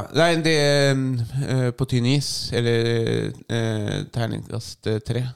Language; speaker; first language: Norwegian; native; Norwegian